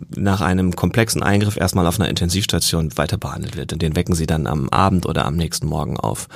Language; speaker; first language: German; native; German